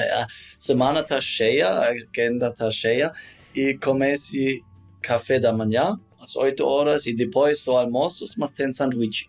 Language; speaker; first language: Portuguese; non-native, learner; German